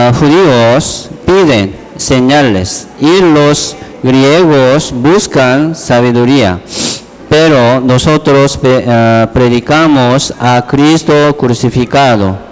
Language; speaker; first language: Spanish; non-native, learner; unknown